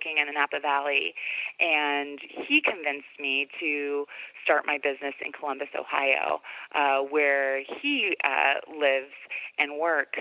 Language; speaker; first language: English; native; English